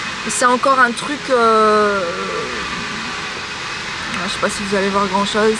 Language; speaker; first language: French; native; French